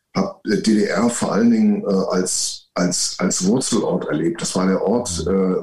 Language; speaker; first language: German; native; German